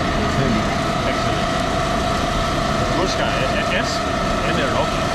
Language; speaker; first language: Spanish; non-native, learner; English